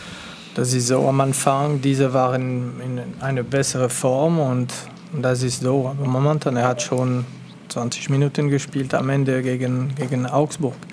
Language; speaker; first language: German; non-native, local second language; French